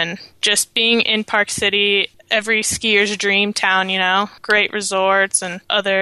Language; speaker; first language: English; native; English